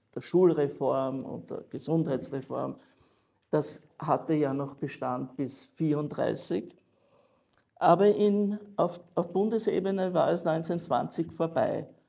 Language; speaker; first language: German; native; German